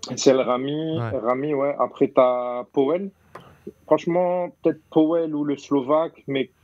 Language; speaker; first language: French; native; French